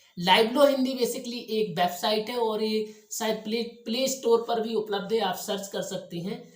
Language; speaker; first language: Hindi; native; Hindi